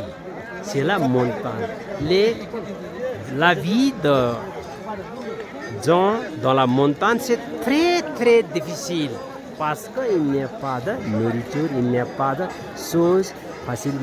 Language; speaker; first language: French; non-native, learner; Nepali